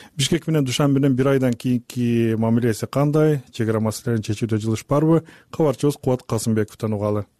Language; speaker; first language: Kyrgyz; native; Kyrgyz